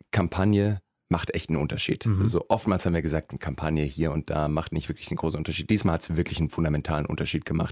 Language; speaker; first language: German; native; German